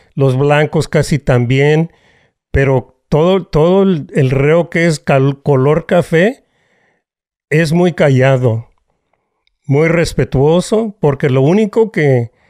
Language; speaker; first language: Spanish; early bilingual, heritage; Spanish